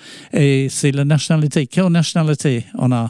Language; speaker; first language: French; non-native, fluent; English